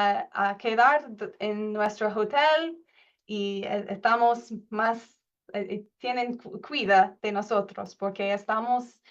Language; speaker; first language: Spanish; non-native, learner; English